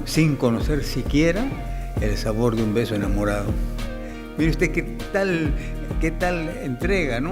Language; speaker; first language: Spanish; native; Spanish